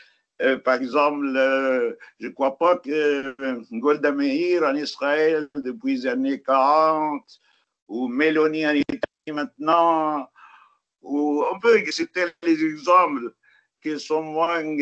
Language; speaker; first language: French; non-native, fluent; Arabic